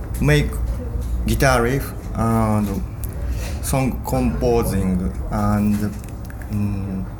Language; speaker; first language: English; non-native, learner; Japanese